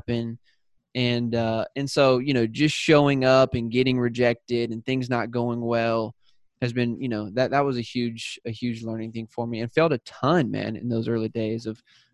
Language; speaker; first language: English; native; English